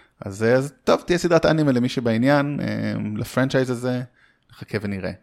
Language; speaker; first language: Hebrew; early bilingual, heritage; Hebrew